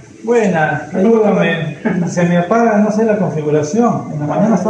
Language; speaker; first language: Spanish; native; Spanish